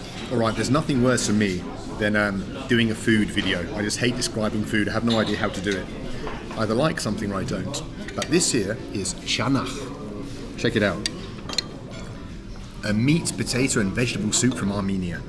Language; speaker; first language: English; native; English